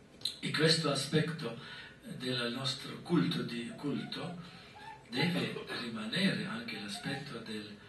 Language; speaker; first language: Italian; non-native, fluent; German